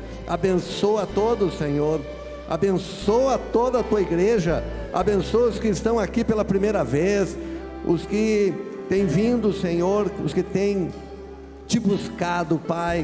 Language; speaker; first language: Portuguese; native; Portuguese